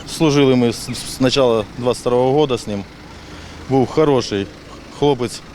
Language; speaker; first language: Ukrainian; native; Ukrainian